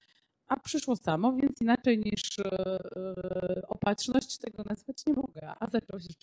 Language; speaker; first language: Polish; native; Polish